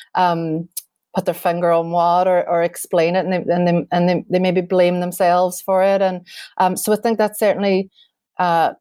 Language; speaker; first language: English; native; English